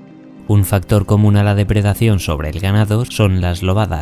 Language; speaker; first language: Spanish; native; Spanish